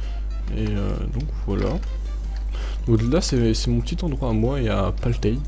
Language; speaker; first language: French; native; French